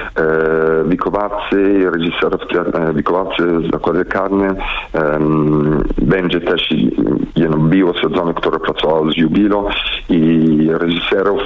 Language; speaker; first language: Polish; non-native, learner; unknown